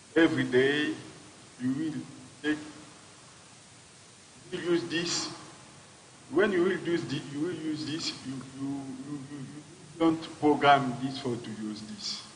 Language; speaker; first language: English; non-native, learner; French